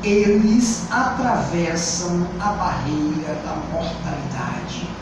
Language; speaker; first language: Portuguese; native; Portuguese